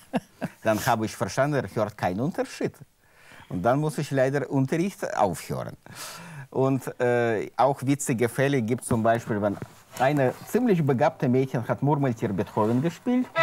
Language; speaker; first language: German; non-native, learner; Russian